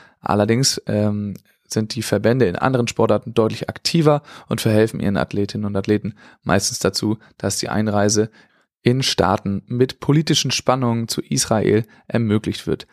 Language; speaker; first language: German; native; German